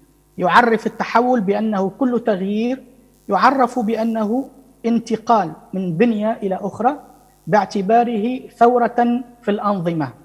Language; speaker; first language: Arabic; native; Arabic